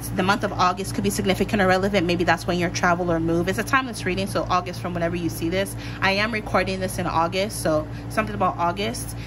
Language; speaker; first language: English; native; English